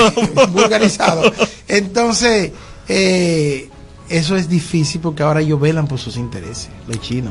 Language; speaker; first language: Spanish; native; Spanish